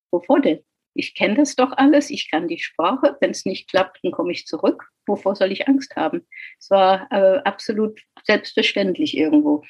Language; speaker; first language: German; non-native, fluent; English